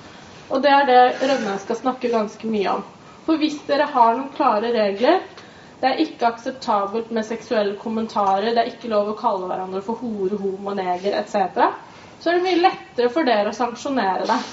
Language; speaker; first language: Norwegian; native; Norwegian